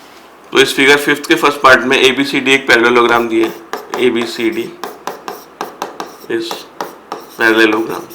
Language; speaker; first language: Hindi; native; Hindi